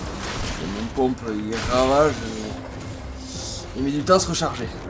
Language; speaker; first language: French; native; French